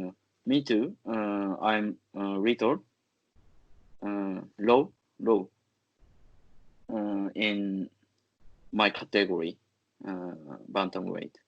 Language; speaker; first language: English; non-native, learner; Japanese